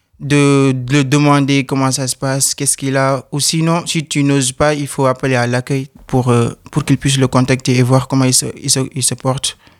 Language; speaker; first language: French; non-native, local second language; Wolof